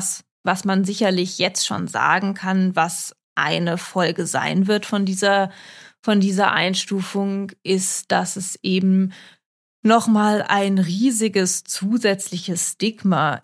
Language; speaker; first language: German; early bilingual, other home language; Russian